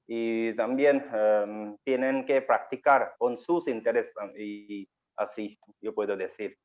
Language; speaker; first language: Spanish; non-native, learner; Bangla